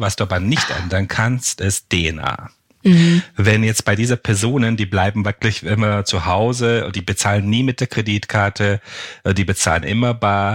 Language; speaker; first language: German; non-native, fluent; Turkish